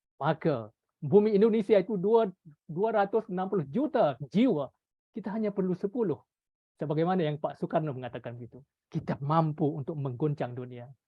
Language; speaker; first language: Malay; native; Malay